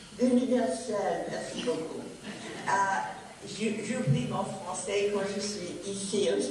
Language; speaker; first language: French; non-native, learner; English